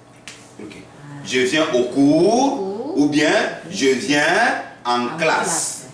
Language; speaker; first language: French; non-native, fluent; Korean